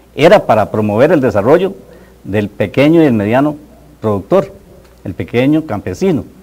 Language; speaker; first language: Spanish; native; Spanish